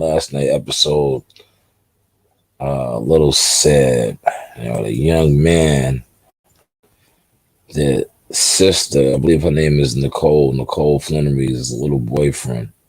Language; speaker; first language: English; native; English